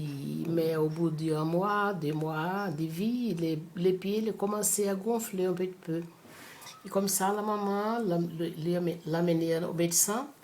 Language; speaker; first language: French; non-native, fluent; Portuguese